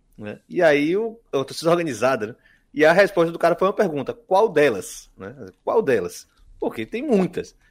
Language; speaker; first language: Portuguese; native; Portuguese